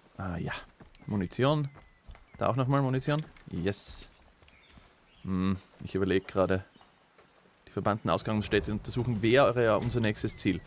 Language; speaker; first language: German; native; German